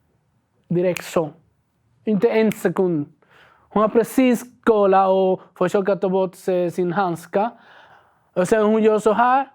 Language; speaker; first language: Swedish; non-native, learner; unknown